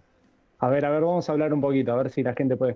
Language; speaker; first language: Spanish; native; Spanish